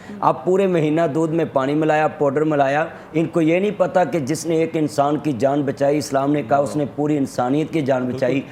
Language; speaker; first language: Urdu; non-native, local second language; Punjabi